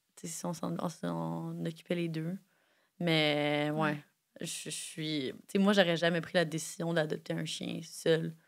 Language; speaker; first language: French; native; French